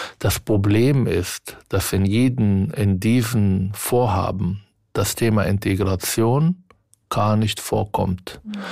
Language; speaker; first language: German; non-native, fluent; Arabic